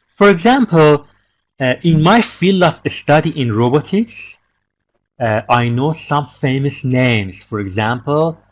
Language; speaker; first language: English; non-native, fluent; Persian